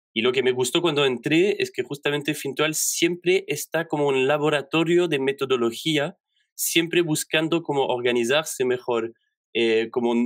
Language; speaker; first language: Spanish; non-native, fluent; French